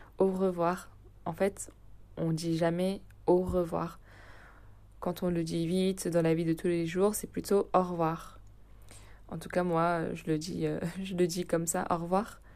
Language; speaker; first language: French; native; French